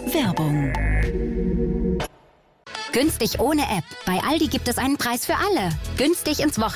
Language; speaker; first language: German; native; German